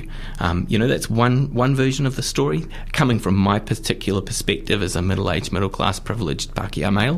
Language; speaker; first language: English; native; English